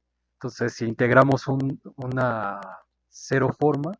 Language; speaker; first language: Spanish; native; Spanish